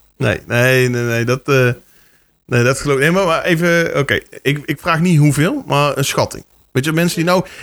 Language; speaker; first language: Dutch; native; Dutch